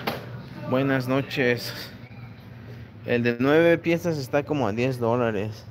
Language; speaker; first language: Spanish; early bilingual, heritage; Spanish